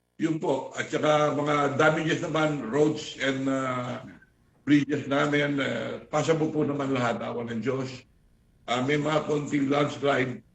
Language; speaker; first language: Filipino; non-native, local second language; Iloko